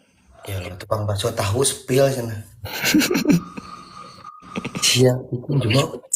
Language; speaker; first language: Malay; non-native, local second language; Sundanese